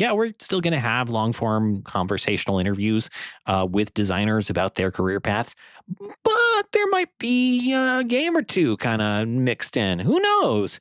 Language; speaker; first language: English; native; English